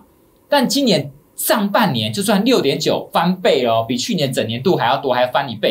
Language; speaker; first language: Chinese; native; Chinese